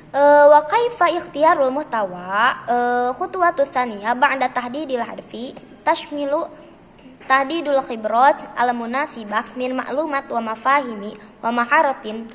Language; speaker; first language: Arabic; non-native, learner; Indonesian